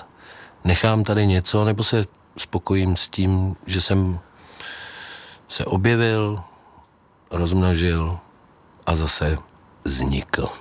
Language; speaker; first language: Czech; native; Czech